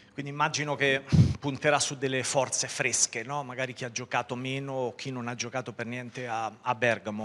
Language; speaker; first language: Italian; native; Italian